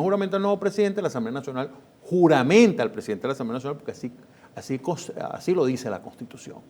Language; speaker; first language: Spanish; native; Spanish